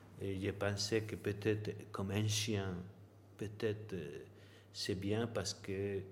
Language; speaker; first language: French; non-native, learner; Spanish